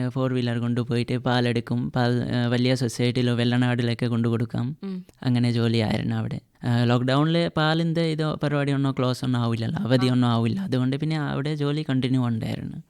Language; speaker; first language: Malayalam; non-native, fluent; Assamese